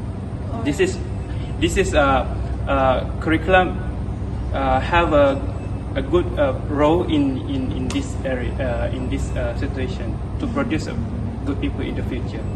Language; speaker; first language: English; non-native, fluent; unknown